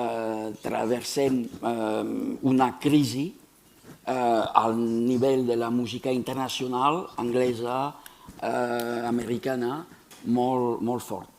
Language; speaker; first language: Catalan; non-native, fluent; French